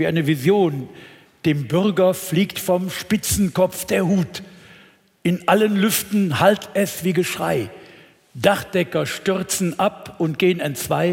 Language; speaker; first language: German; native; German